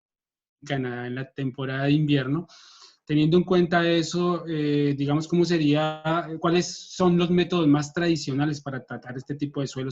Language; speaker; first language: Spanish; native; Spanish